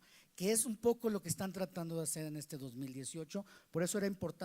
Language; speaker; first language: Spanish; native; Spanish